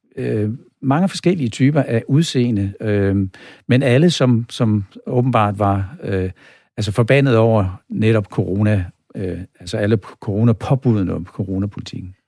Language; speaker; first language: Danish; native; Danish